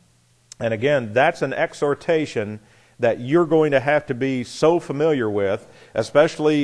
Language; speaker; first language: English; native; English